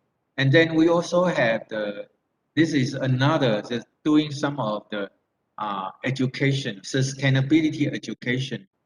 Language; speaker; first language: English; non-native, fluent; Thai